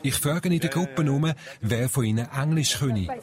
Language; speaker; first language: German; native; German